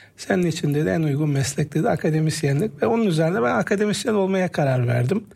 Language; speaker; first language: Turkish; native; Turkish